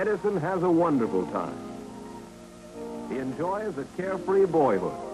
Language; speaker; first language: English; native; English